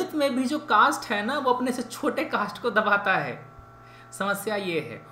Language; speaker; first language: Hindi; native; Hindi